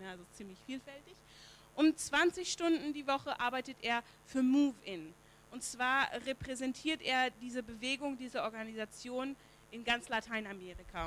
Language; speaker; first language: German; native; German